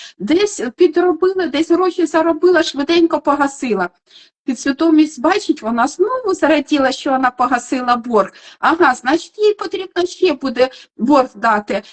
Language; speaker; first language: Ukrainian; non-native, local second language; Russian